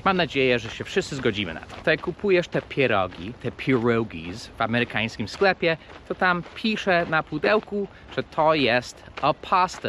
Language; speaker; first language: Polish; early bilingual, heritage; Polish